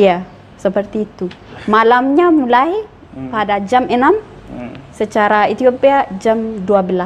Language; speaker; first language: Indonesian; non-native, learner; Amharic